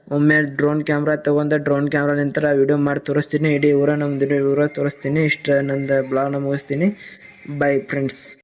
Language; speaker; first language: Kannada; non-native, local second language; Lambadi